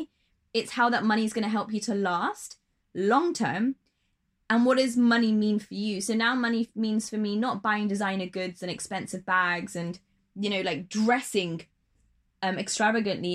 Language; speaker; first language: English; native; English